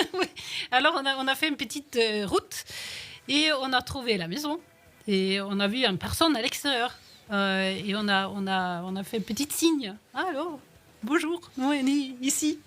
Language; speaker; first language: French; non-native, fluent; Norwegian